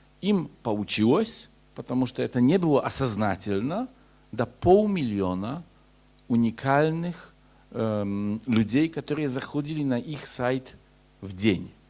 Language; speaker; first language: Russian; non-native, fluent; Polish